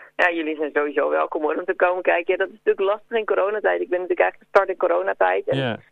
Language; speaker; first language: Dutch; native; Dutch